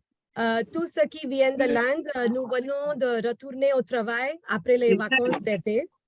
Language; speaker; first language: French; non-native, fluent; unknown